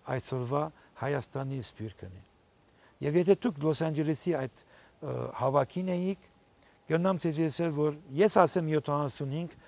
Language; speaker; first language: Armenian; early bilingual, heritage; Armenian